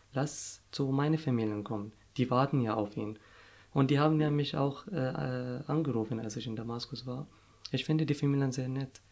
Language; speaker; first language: German; non-native, fluent; Arabic